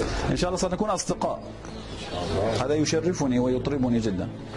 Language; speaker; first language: Arabic; non-native, fluent; Persian